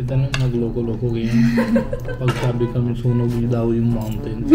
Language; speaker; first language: Filipino; non-native, learner; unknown